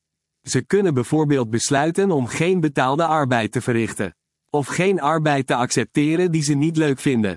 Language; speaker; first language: Dutch; native; Dutch